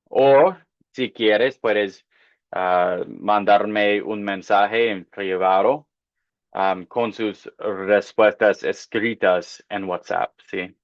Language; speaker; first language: Spanish; non-native, fluent; English